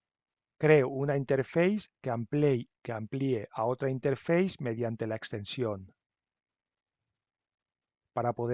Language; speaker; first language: Spanish; native; Spanish